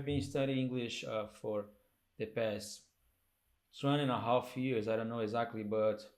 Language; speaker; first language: English; non-native, learner; Portuguese